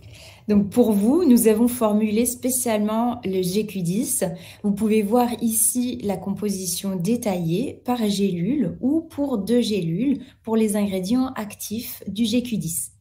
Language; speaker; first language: French; native; French